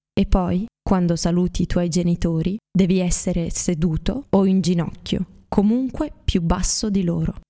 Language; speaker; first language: Italian; native; Italian